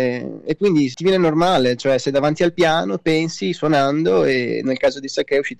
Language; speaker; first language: Italian; native; Italian